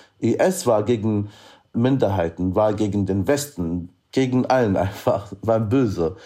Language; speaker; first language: German; non-native, fluent; Arabic